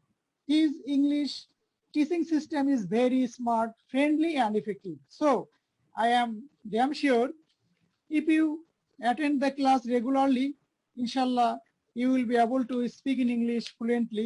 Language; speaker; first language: English; non-native, learner; Bangla